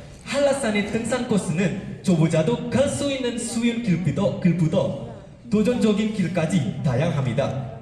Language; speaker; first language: Korean; non-native, fluent; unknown